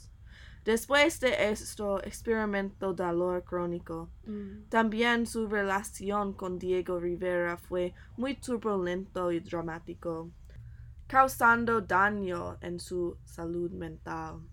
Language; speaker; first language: Spanish; non-native, learner; English